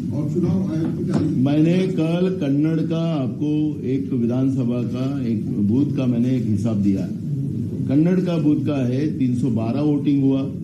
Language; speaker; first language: Hindi; non-native, local second language; Marathi